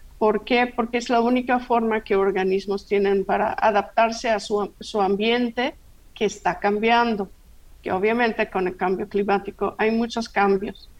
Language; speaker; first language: Spanish; non-native, fluent; English